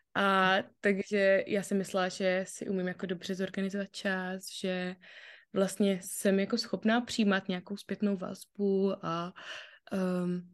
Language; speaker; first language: Czech; native; Czech